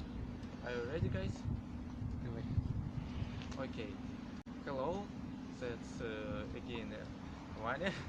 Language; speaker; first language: English; non-native, learner; Russian